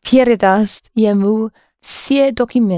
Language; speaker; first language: Russian; non-native, learner; English